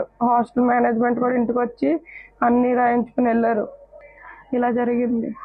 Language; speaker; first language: Telugu; native; Telugu